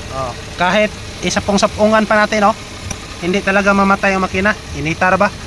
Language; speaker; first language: Filipino; non-native, local second language; Cebuano